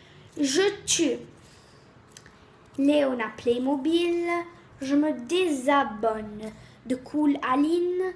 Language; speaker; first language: French; native; French